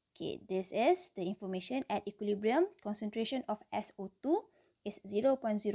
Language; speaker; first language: English; non-native, local second language; Malay